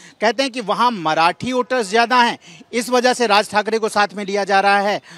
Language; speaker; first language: Hindi; native; Hindi